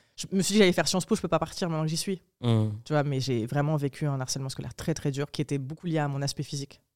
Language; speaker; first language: French; early bilingual, other home language; Arabic